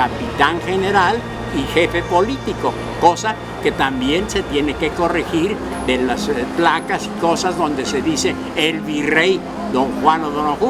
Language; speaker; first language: Spanish; native; Spanish